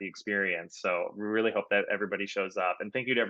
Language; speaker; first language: English; native; English